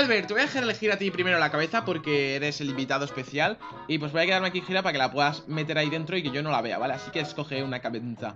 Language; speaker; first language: Spanish; native; Spanish